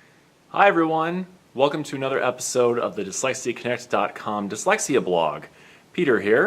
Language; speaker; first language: English; native; English